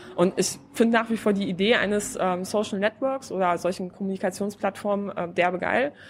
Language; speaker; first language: German; non-native, fluent; Polish